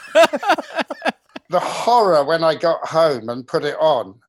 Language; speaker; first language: English; native; English